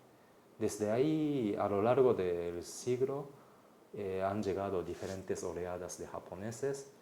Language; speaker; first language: Spanish; non-native, fluent; Japanese